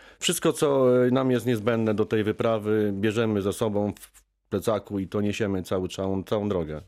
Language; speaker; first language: Polish; native; Polish